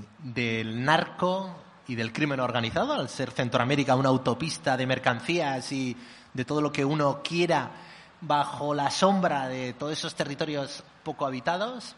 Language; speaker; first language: Spanish; native; Spanish